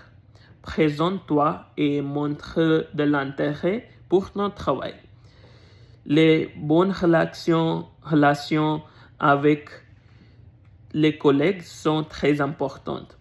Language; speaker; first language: French; non-native, learner; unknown